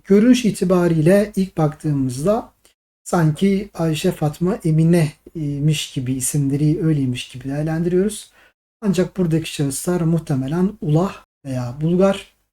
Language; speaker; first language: Turkish; native; Turkish